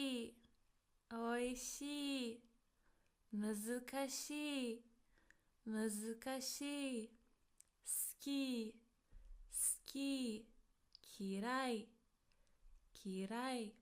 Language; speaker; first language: Japanese; non-native, fluent; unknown